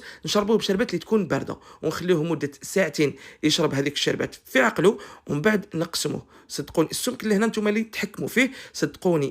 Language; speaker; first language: Arabic; native; Arabic